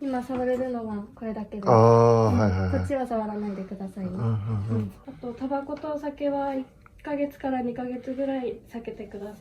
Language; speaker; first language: Japanese; non-native, fluent; Korean